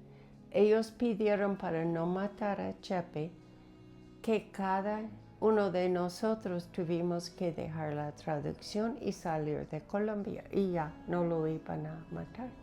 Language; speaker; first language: Spanish; non-native, fluent; English